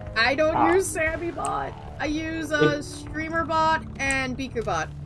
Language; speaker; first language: English; native; English